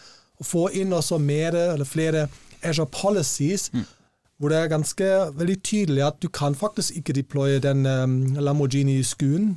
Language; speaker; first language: Norwegian; non-native, fluent; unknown